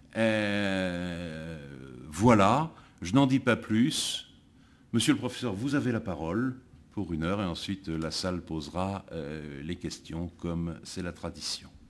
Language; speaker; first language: French; native; French